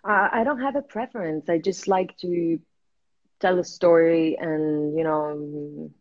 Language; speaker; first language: English; non-native, fluent; Italian